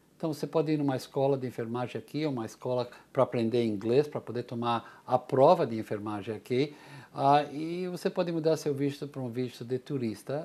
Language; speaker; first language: Portuguese; non-native, fluent; English